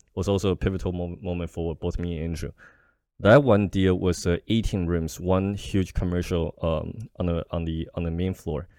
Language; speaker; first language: English; non-native, fluent; Chinese